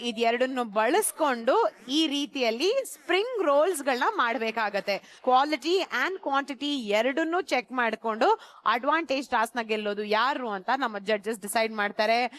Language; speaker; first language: Kannada; native; Kannada